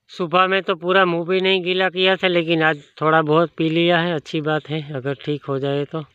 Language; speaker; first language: Hindi; non-native, local second language; Gujarati